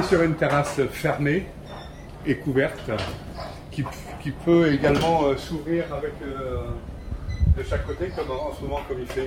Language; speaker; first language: French; native; French